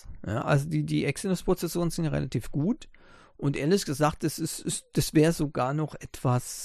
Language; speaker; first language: German; native; German